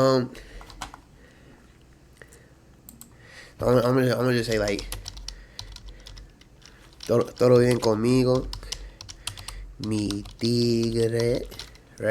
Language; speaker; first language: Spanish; early bilingual, heritage; English